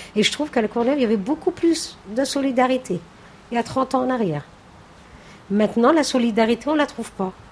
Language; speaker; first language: French; native; French